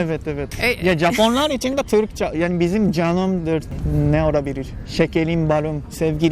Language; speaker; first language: Turkish; non-native, learner; Japanese